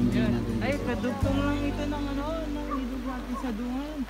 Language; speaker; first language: Filipino; non-native, local second language; Pampanga